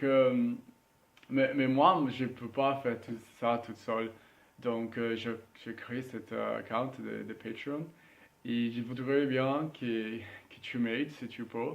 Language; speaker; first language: French; non-native, learner; Spanish